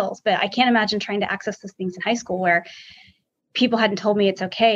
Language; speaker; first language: English; native; English